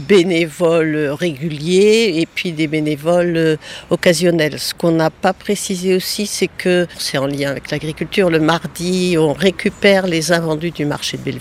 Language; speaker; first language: French; native; French